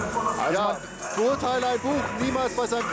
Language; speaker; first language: German; native; German